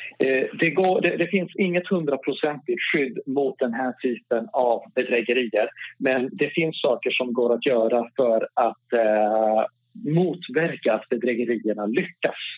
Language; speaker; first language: Swedish; native; Swedish